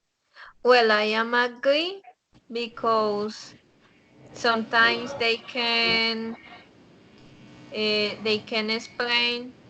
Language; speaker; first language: English; non-native, learner; Spanish